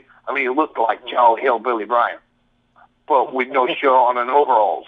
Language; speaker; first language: English; native; English